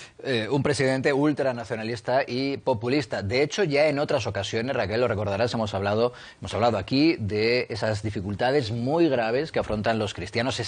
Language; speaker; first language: Spanish; native; Spanish